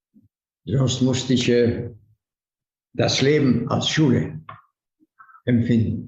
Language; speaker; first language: German; non-native, fluent; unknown